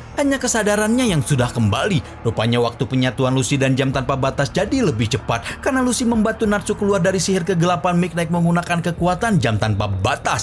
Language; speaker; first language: Indonesian; native; Indonesian